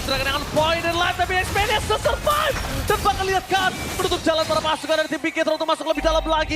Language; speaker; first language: Indonesian; native; Indonesian